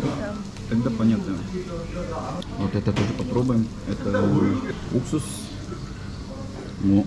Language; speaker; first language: Russian; non-native, fluent; Korean